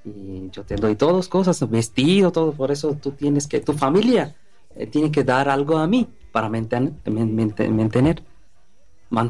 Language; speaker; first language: Spanish; non-native, learner; Bangla